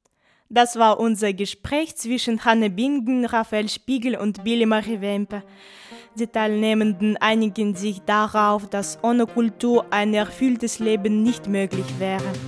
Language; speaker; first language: German; non-native, fluent; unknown